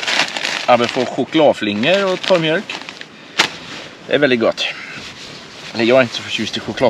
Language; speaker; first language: Swedish; native; Swedish